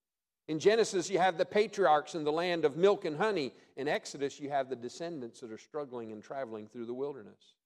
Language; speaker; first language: English; native; English